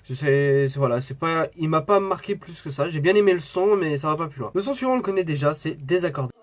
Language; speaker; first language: French; native; French